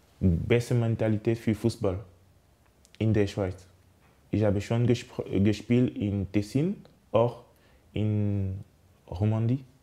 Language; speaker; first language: German; non-native, learner; French